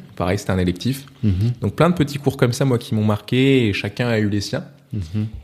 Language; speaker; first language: French; native; French